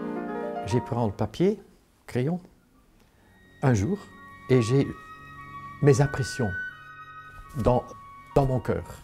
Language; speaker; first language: French; non-native, local second language; Dutch